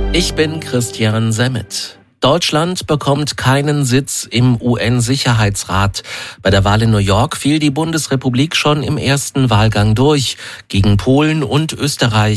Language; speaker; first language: German; native; German